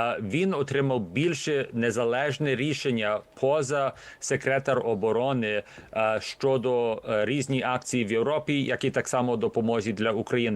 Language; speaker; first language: Ukrainian; early bilingual, heritage; Ukrainian